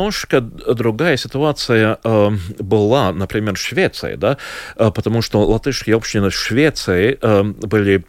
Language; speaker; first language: Russian; non-native, local second language; Latvian